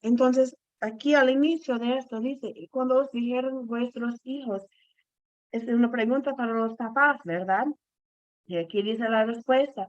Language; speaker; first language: Spanish; non-native, fluent; English